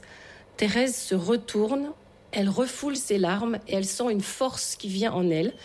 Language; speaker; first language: French; native; French